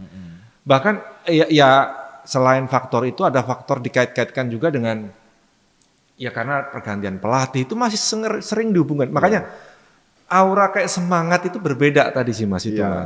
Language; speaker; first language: Indonesian; native; Indonesian